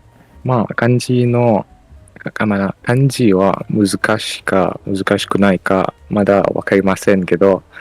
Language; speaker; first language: Japanese; non-native, learner; Malay